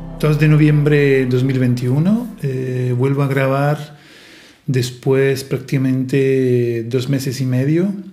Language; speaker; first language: Spanish; non-native, fluent; Italian